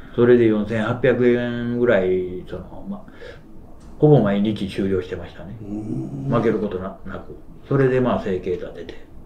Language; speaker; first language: Japanese; native; Japanese